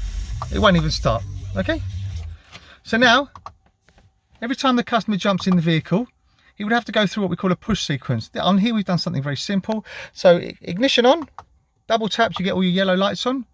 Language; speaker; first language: English; native; English